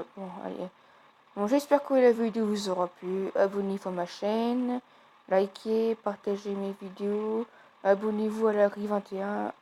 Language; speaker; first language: French; native; French